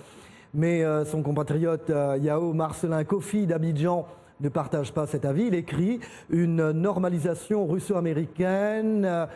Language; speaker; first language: French; native; French